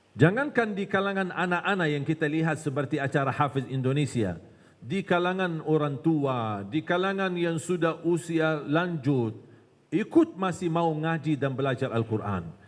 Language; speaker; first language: Malay; non-native, fluent; Arabic